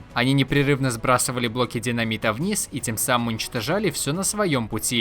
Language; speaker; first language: Russian; native; Russian